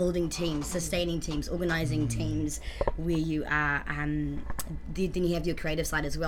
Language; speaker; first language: English; native; English